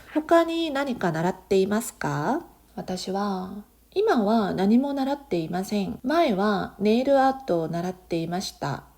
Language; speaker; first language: Japanese; non-native, fluent; Korean